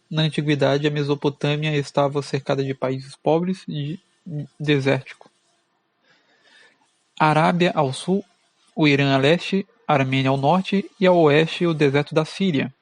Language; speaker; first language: Portuguese; native; Portuguese